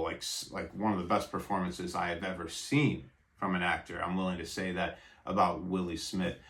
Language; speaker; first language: English; native; English